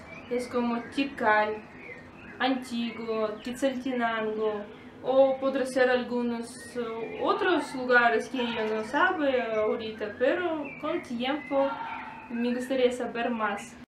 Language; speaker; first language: Spanish; non-native, learner; Russian